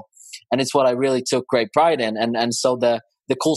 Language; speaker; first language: English; non-native, fluent; Polish